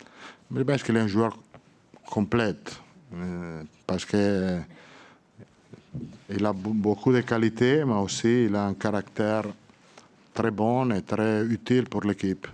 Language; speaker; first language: French; non-native, learner; Italian